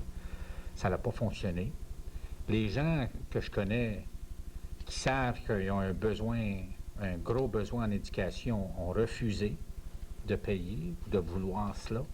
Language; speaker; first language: French; native; French